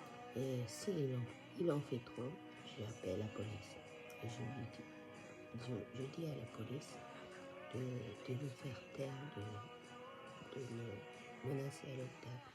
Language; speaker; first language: French; non-native, fluent; Japanese